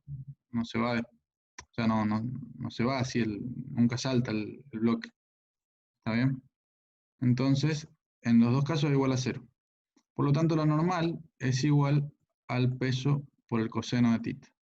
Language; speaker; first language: Spanish; native; Spanish